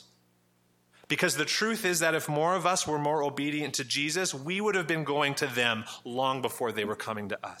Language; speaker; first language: English; native; English